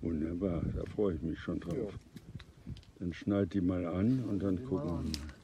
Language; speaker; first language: German; native; German